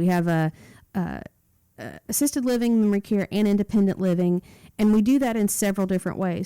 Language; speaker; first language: English; native; English